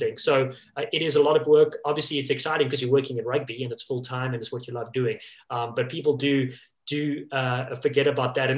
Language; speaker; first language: English; native; English